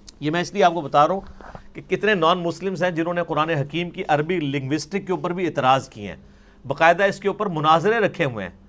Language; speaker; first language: Urdu; non-native, local second language; Punjabi